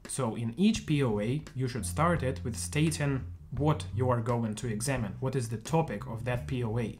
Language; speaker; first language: English; non-native, fluent; Russian